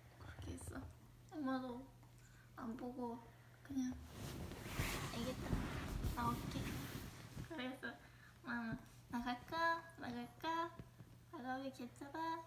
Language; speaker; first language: Korean; non-native, learner; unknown